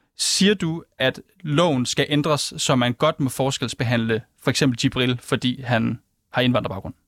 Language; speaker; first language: Danish; native; Danish